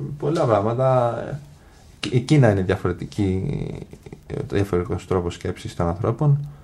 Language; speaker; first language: Greek; early bilingual, other home language; English